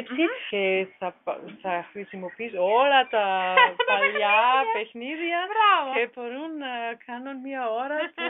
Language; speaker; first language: Greek; non-native, learner; German